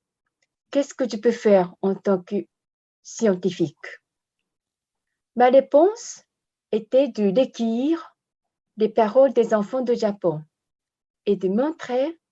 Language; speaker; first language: French; non-native, fluent; Japanese